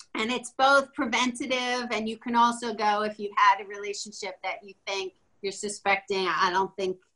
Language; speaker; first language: English; native; English